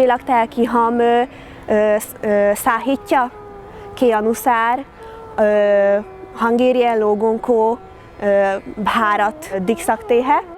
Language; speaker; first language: Hindi; non-native, learner; Hungarian